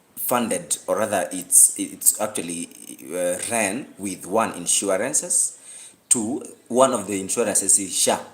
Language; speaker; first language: English; non-native, local second language; Gusii